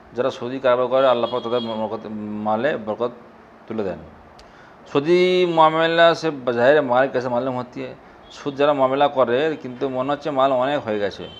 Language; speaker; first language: Hindi; non-native, local second language; Bangla